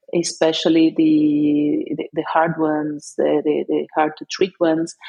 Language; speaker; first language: English; non-native, fluent; Portuguese